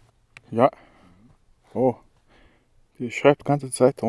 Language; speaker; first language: German; non-native, learner; Mongolian